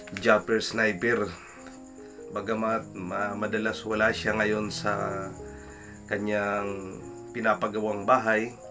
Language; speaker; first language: Filipino; non-native, local second language; Bikol